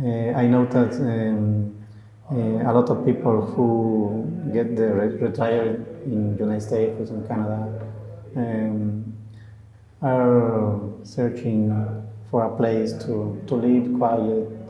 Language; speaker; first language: English; non-native, learner; Spanish